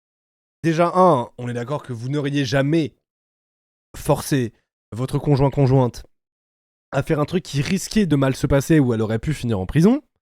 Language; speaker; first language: French; native; French